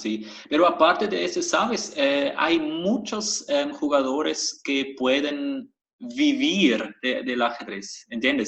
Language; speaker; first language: Spanish; non-native, fluent; German